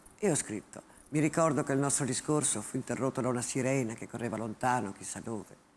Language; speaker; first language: Italian; native; Italian